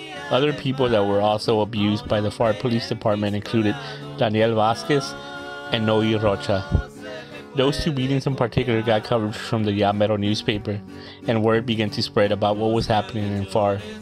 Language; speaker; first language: English; native; English